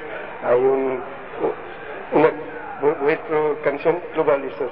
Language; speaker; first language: Spanish; non-native, learner; German